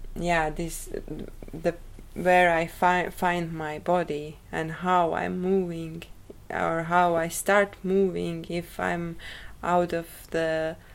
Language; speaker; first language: English; non-native, fluent; Estonian